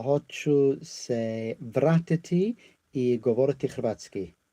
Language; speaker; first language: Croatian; non-native, learner; English